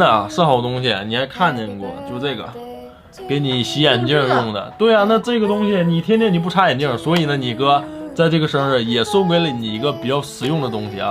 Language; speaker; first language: Chinese; native; Chinese